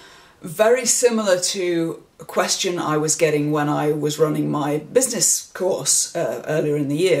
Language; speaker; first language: English; native; English